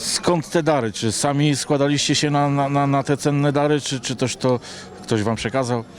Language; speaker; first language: Polish; native; Polish